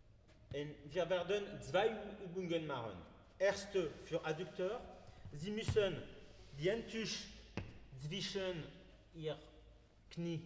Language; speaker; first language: German; non-native, learner; French